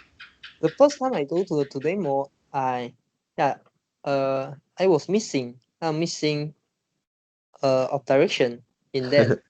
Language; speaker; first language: English; non-native, learner; Chinese